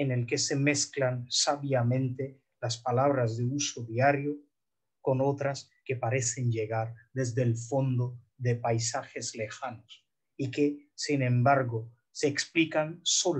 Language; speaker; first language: Spanish; non-native, fluent; Bangla